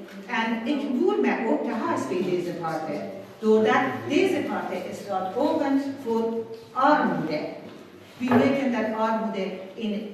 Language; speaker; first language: Dutch; non-native, fluent; Persian